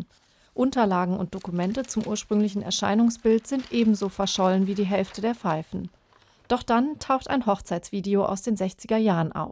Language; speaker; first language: German; native; German